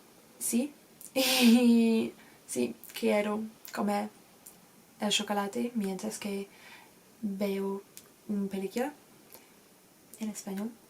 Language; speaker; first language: Spanish; non-native, learner; English